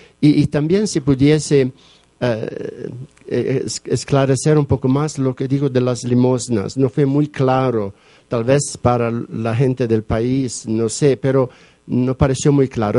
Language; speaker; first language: Spanish; non-native, fluent; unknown